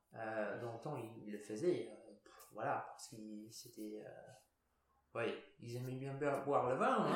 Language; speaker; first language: French; non-native, local second language; Luxembourgish